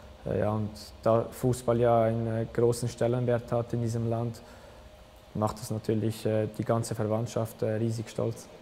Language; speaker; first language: German; early bilingual, other home language; Albanian